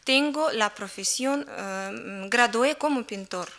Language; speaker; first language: Spanish; non-native, learner; Russian